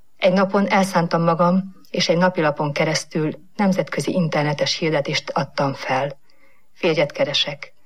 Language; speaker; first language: Hungarian; native; Hungarian